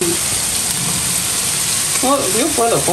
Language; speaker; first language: Spanish; non-native, learner; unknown